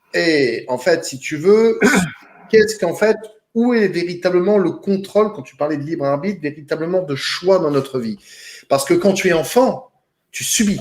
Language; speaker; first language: French; native; French